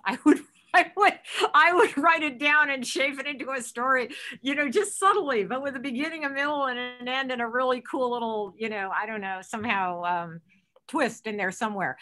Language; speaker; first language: English; native; English